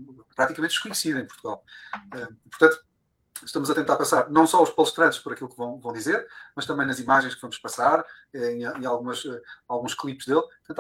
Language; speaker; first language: Portuguese; native; Portuguese